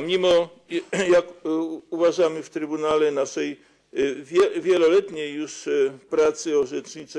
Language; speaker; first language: Polish; native; Polish